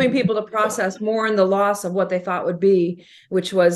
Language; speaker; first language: English; native; English